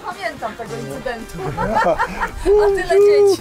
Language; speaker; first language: Polish; native; Polish